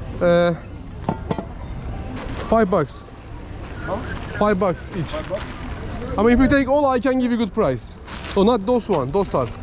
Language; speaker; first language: English; non-native, learner; Turkish